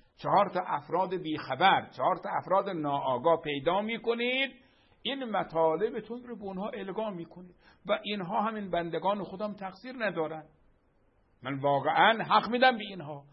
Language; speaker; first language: Persian; native; Persian